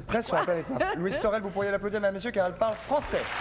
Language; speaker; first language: French; native; French